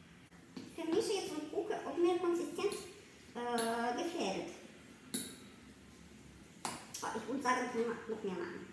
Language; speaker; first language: German; non-native, fluent; Russian